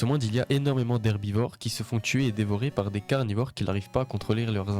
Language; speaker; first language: French; native; French